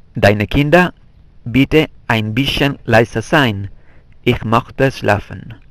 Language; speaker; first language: German; non-native, fluent; Spanish